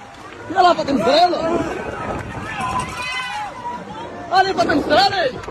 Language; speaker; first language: Arabic; native; Arabic